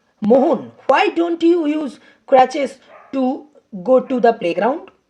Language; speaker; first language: English; non-native, local second language; Bangla